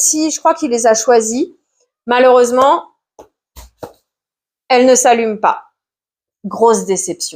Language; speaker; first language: French; native; French